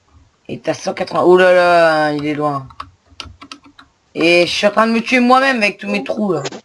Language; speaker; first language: French; native; French